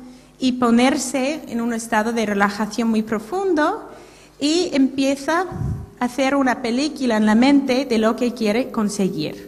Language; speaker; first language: Spanish; non-native, fluent; English